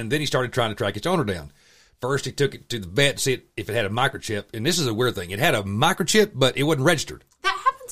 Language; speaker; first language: English; native; English